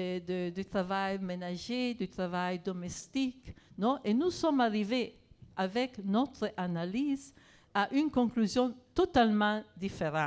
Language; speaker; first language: French; non-native, fluent; Italian